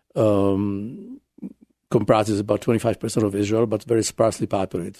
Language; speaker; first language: English; non-native, fluent; Czech